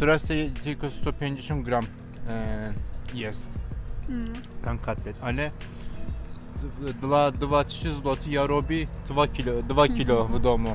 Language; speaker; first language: Polish; non-native, learner; Turkish